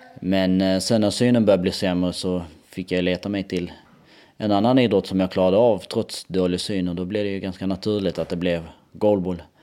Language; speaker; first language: Swedish; early bilingual, other home language; Albanian